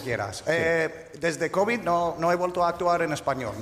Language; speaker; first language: Spanish; non-native, fluent; English